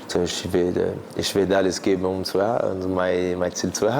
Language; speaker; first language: German; non-native, fluent; Portuguese